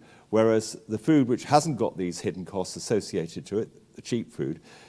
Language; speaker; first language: English; native; English